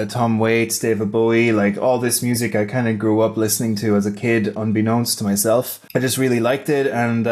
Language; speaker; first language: English; native; English